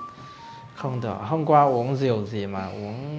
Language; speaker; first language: Vietnamese; non-native, fluent; Chinese